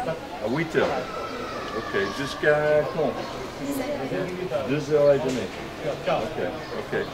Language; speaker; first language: French; non-native, fluent; English